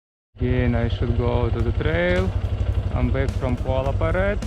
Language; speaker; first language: English; non-native, learner; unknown